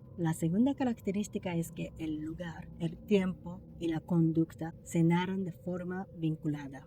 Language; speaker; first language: Spanish; non-native, fluent; Japanese